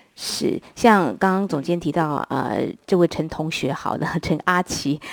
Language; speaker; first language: Chinese; non-native, local second language; Min Nan Chinese